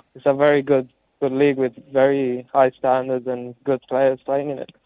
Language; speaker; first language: English; early bilingual, heritage; English